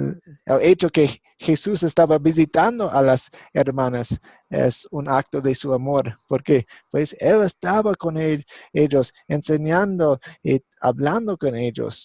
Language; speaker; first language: Spanish; non-native, fluent; English